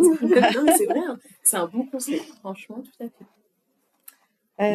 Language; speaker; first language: French; native; French